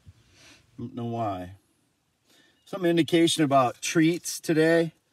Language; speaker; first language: English; native; English